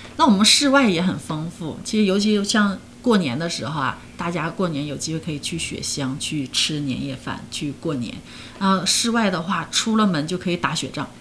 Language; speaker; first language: Chinese; native; Chinese